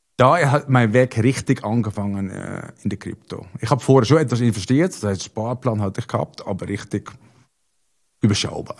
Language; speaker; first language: German; non-native, fluent; Dutch